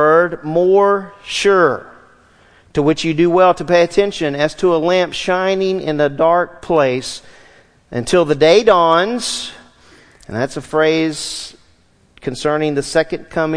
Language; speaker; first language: English; native; English